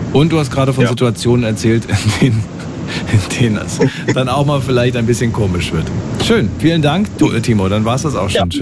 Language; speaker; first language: German; native; German